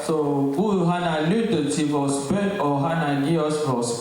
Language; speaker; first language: Danish; non-native, learner; French